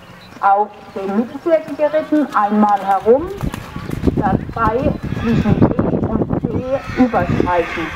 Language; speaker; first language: German; native; German